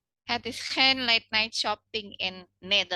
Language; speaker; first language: Dutch; non-native, learner; Indonesian